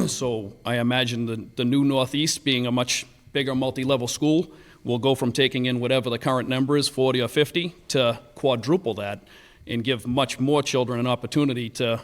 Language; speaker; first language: English; native; English